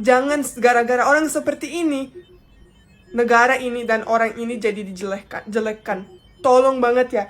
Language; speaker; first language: Indonesian; non-native, fluent; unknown